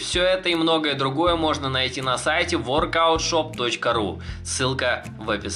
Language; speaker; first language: Russian; native; Russian